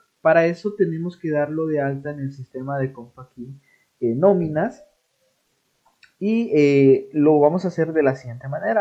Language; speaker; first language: Spanish; native; Spanish